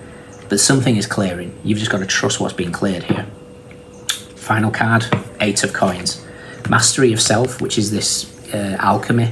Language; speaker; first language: English; native; English